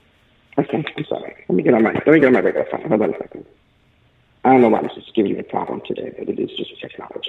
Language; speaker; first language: English; native; English